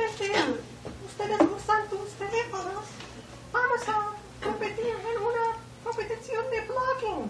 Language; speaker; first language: Spanish; non-native, learner; English